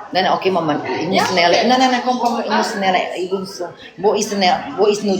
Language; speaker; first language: German; non-native, learner; Indonesian